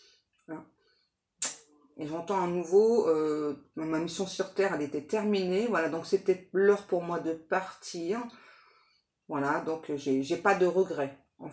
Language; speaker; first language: French; native; French